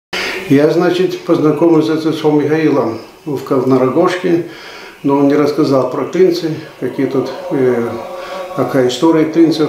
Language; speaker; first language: Russian; early bilingual, heritage; Russian